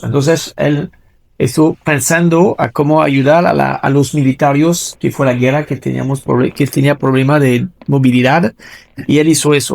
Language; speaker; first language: Spanish; non-native, fluent; French